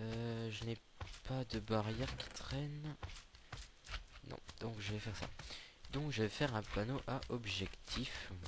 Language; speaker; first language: French; native; French